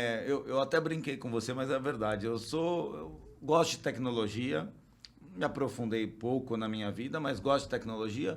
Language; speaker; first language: Portuguese; native; Portuguese